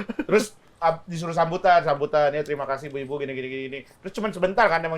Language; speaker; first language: Indonesian; native; Indonesian